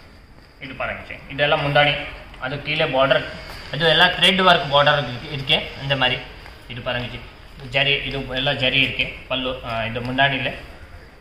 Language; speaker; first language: Tamil; non-native, learner; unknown